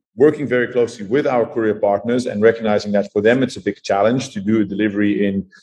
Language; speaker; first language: English; non-native, fluent; Dutch